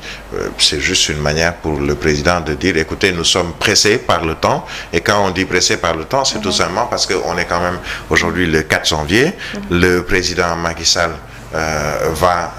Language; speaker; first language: French; non-native, local second language; Wolof